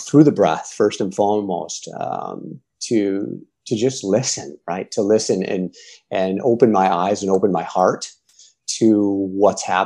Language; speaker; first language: English; native; English